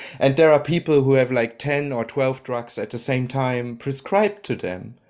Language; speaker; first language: English; non-native, fluent; German